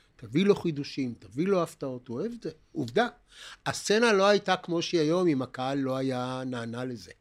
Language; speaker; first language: Hebrew; native; Hebrew